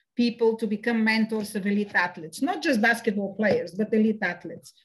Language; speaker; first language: English; non-native, fluent; Bulgarian